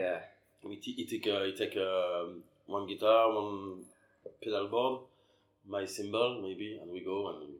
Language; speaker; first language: English; non-native, learner; French